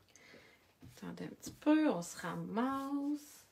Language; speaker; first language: French; native; French